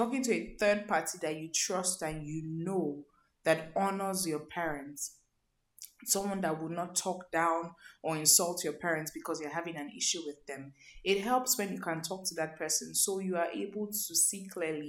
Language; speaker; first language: English; non-native, local second language; Igbo